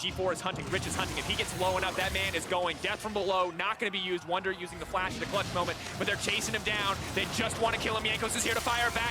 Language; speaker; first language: English; native; English